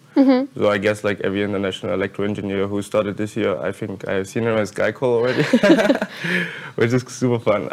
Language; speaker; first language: English; non-native, fluent; German